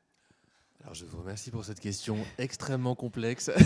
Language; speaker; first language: French; native; French